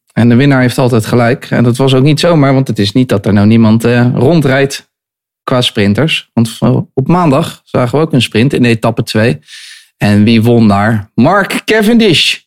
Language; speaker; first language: Dutch; native; Dutch